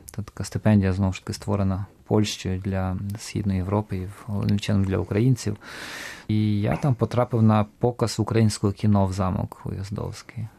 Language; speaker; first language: Ukrainian; native; Ukrainian